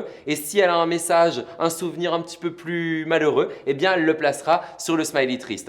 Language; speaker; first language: French; native; French